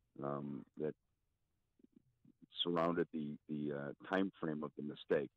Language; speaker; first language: English; native; English